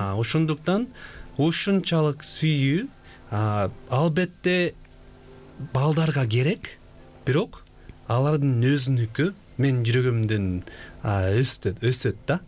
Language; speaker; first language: Kyrgyz; non-native, fluent; Korean